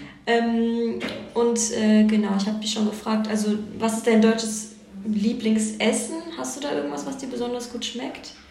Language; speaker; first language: German; native; German